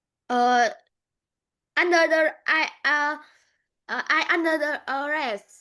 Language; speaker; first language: English; non-native, learner; Vietnamese